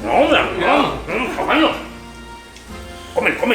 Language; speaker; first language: Spanish; native; Spanish